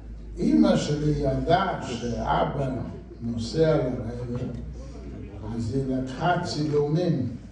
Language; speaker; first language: Hebrew; non-native, fluent; Yiddish